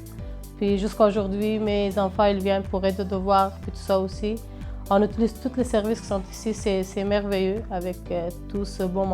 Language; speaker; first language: French; non-native, fluent; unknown